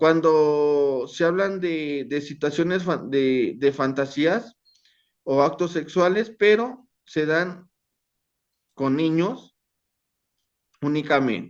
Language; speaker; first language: Spanish; native; Spanish